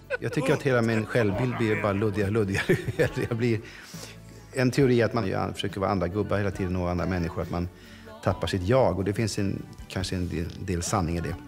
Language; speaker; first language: Swedish; native; Swedish